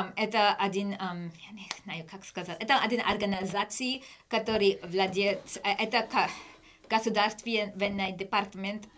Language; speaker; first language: Russian; non-native, learner; English